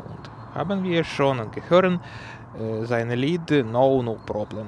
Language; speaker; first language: German; non-native, learner; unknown